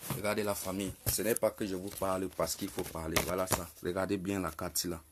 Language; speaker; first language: French; non-native, local second language; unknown